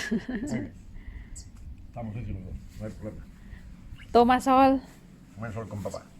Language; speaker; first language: Spanish; non-native, learner; Thai